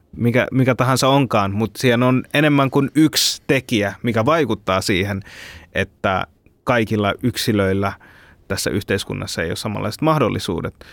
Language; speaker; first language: Finnish; early bilingual, other home language; Bangla